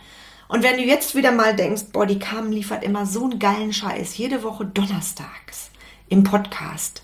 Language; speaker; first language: German; native; German